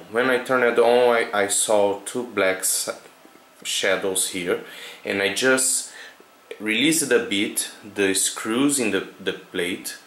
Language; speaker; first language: English; non-native, fluent; Portuguese